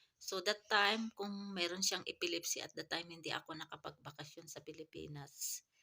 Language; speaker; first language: Filipino; non-native, local second language; Iloko